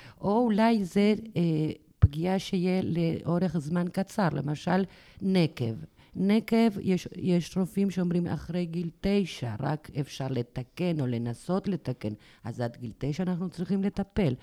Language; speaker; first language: Hebrew; non-native, fluent; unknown